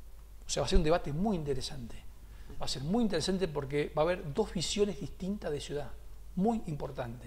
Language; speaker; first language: Spanish; native; Spanish